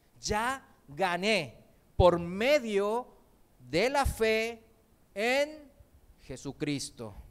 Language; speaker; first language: Spanish; early bilingual, other home language; Korean